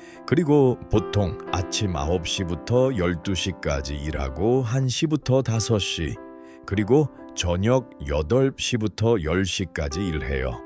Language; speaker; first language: Korean; non-native, fluent; Uzbek